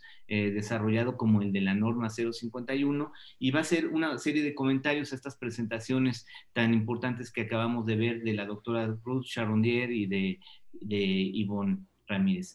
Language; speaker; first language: Spanish; native; Spanish